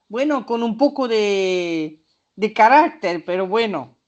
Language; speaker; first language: Spanish; non-native, fluent; French